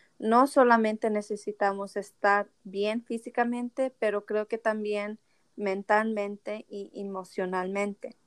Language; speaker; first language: Spanish; early bilingual, heritage; Spanish